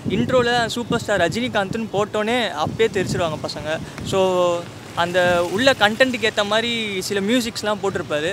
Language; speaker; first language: Tamil; native; Tamil